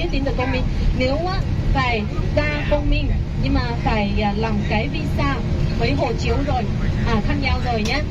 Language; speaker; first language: Vietnamese; non-native, fluent; Chinese